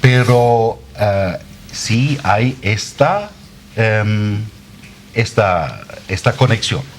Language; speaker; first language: Spanish; non-native, fluent; German